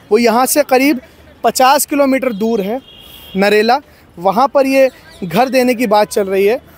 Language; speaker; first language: Hindi; native; Hindi